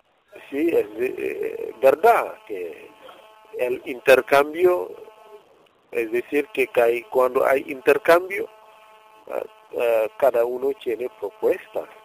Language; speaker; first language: Spanish; non-native, fluent; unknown